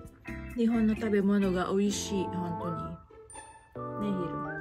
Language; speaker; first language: Japanese; non-native, learner; Filipino